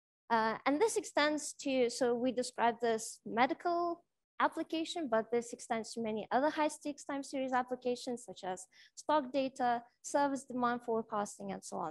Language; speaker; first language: English; non-native, fluent; Lithuanian